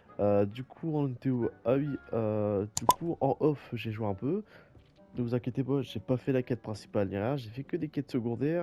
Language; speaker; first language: French; native; French